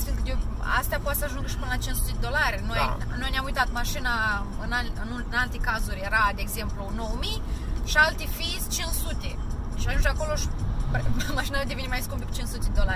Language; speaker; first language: Romanian; native; Romanian